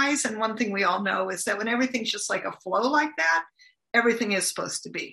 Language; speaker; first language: English; native; English